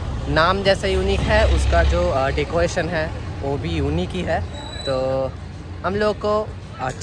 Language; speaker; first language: Hindi; non-native, local second language; Bangla